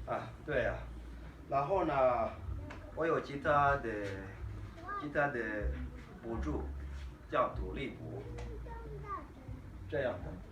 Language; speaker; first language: Chinese; non-native, learner; Kinyarwanda